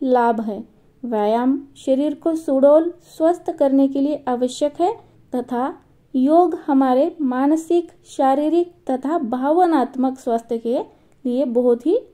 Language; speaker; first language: Hindi; non-native, local second language; Marathi